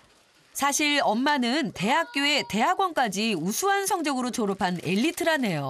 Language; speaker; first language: Korean; native; Korean